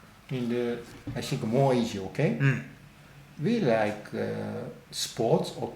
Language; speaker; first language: English; non-native, learner; Japanese